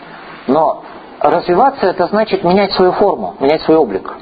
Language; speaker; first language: Russian; native; Russian